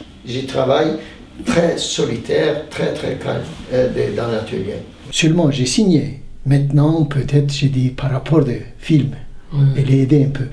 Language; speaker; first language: French; non-native, fluent; Turkish